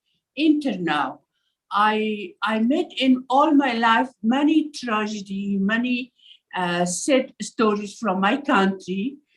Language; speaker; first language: English; non-native, learner; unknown